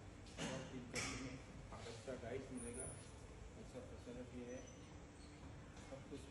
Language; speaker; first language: Hindi; non-native, local second language; Bangla